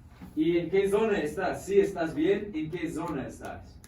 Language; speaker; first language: Spanish; non-native, fluent; English